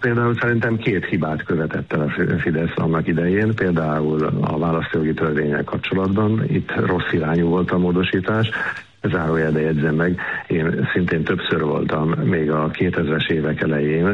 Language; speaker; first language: Hungarian; native; Hungarian